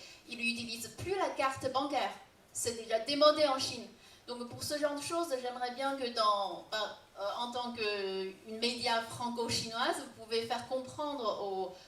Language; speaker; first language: French; non-native, fluent; Chinese